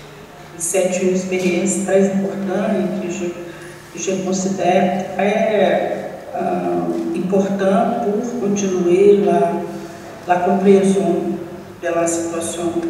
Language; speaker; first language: French; non-native, learner; Portuguese